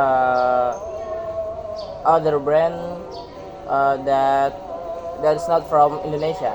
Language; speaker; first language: English; non-native, learner; Indonesian